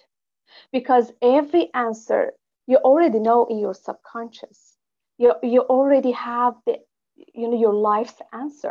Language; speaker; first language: English; non-native, fluent; Persian